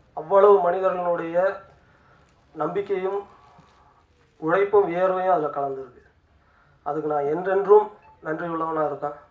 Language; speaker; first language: Tamil; native; Tamil